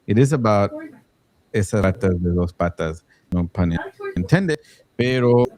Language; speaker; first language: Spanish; early bilingual, heritage; Spanish